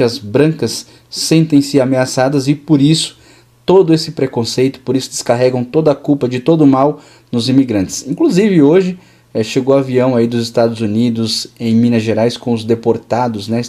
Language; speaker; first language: Portuguese; native; Portuguese